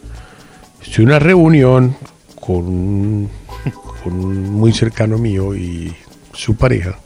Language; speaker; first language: Spanish; native; Spanish